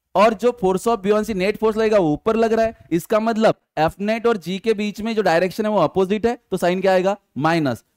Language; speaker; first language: Hindi; non-native, local second language; Marathi